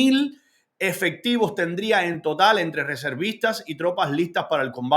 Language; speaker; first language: Spanish; native; Spanish